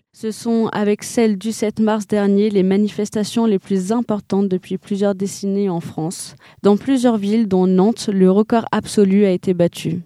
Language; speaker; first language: French; native; French